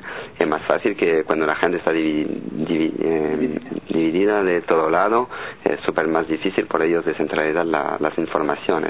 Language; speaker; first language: Spanish; non-native, fluent; French